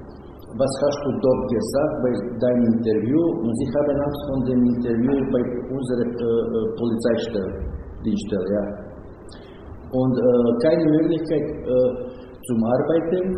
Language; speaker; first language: German; non-native, learner; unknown